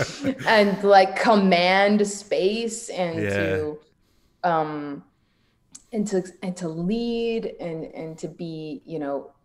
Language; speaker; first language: English; native; English